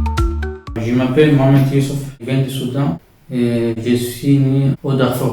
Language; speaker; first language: French; non-native, fluent; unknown